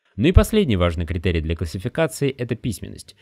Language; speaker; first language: Russian; native; Russian